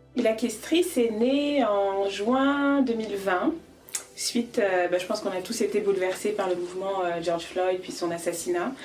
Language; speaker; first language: French; native; French